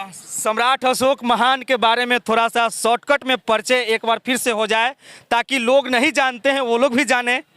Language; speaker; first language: Hindi; native; Hindi